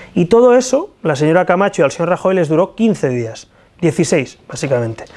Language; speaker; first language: Spanish; native; Spanish